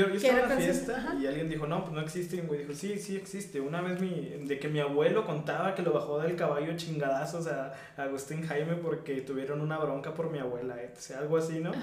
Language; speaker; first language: Spanish; native; Spanish